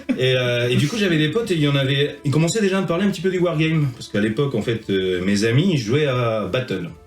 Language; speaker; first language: French; early bilingual, heritage; French